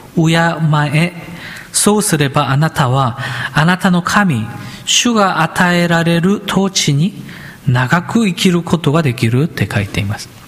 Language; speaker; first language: Japanese; non-native, fluent; Korean